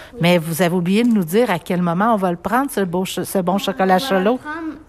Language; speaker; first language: French; native; French